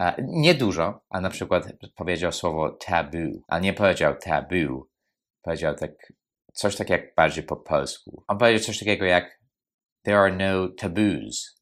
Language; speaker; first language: Polish; non-native, fluent; English